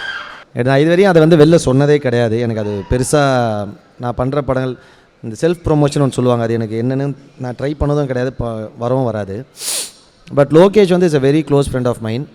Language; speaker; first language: Tamil; native; Tamil